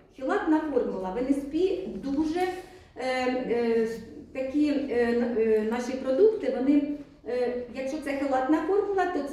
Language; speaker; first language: Ukrainian; non-native, local second language; Russian